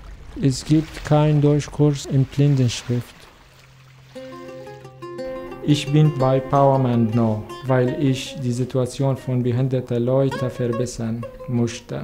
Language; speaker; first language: German; non-native, learner; Arabic